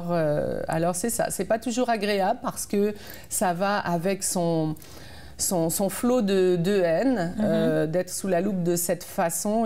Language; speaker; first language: French; native; French